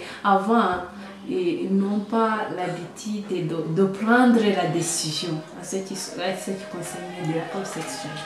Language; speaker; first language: French; non-native, local second language; Kinyarwanda